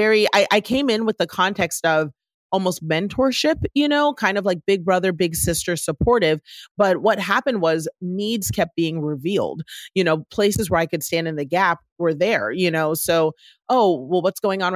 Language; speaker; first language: English; native; English